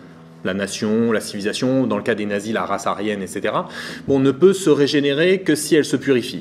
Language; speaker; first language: French; native; French